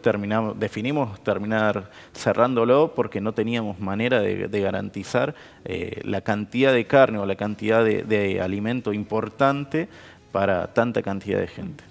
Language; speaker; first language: Spanish; native; Spanish